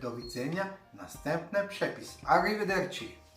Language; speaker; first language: Polish; non-native, learner; Italian